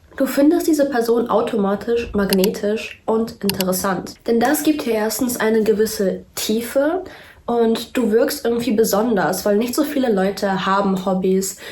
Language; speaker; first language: German; early bilingual, other home language; Russian